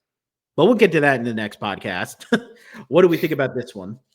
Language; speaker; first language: English; native; English